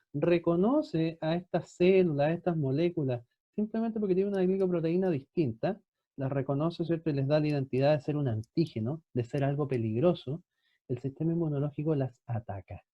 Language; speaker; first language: Spanish; native; Spanish